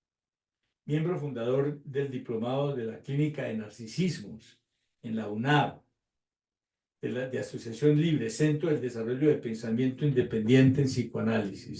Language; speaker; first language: Spanish; native; Spanish